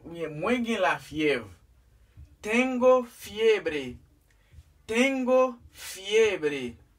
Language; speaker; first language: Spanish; non-native, fluent; Haitian Creole